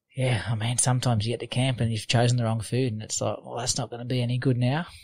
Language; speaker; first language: English; native; English